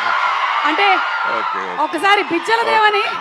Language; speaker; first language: Telugu; native; Telugu